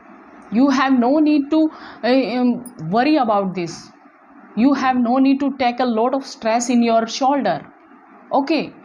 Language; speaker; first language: English; non-native, local second language; Hindi